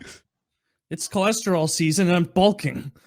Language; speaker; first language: English; native; English